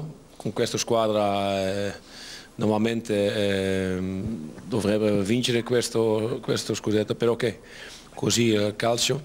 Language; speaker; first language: Italian; non-native, learner; Dutch